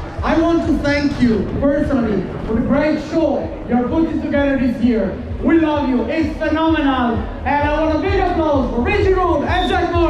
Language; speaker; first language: English; non-native, fluent; Italian